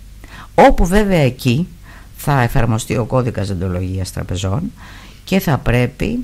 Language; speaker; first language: Greek; native; Greek